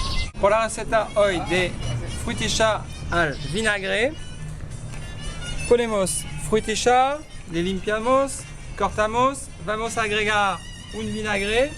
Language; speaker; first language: Spanish; non-native, learner; French